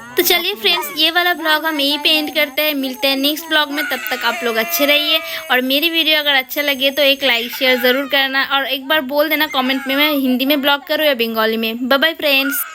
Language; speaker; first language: Hindi; non-native, local second language; Bangla